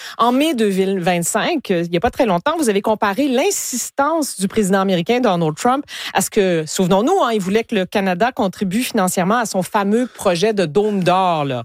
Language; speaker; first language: French; native; French